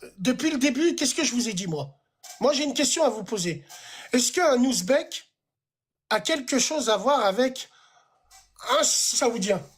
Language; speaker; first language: French; early bilingual, other home language; Arabic